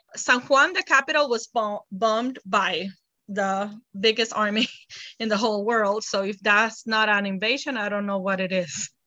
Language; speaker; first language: English; non-native, fluent; Spanish